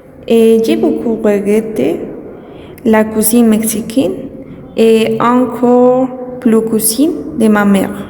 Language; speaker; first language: French; non-native, learner; Spanish